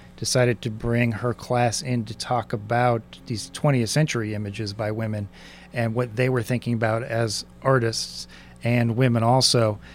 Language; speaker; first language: English; native; English